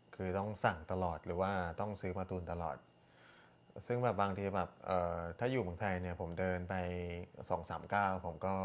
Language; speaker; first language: Thai; early bilingual, other home language; Korean